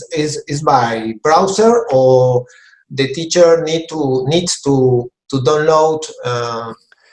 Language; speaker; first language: English; non-native, learner; Spanish